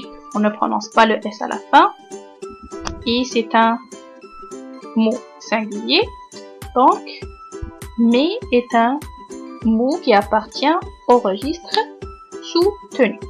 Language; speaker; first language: French; non-native, local second language; Arabic